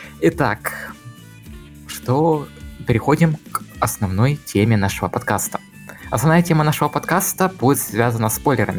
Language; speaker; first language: Russian; native; Russian